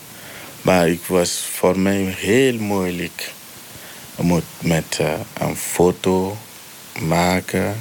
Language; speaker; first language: Dutch; non-native, learner; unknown